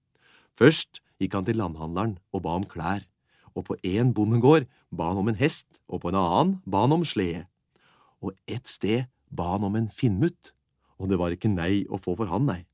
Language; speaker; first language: Norwegian; native; Norwegian